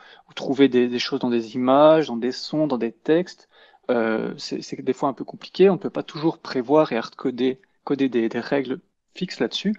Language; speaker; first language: French; native; French